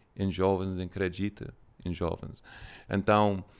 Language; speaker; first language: Portuguese; non-native, fluent; English